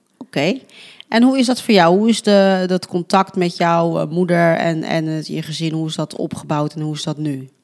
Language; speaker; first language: Dutch; early bilingual, other home language; Spanish